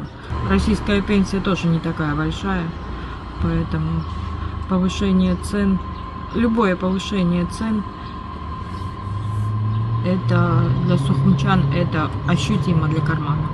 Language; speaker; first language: Russian; native; Russian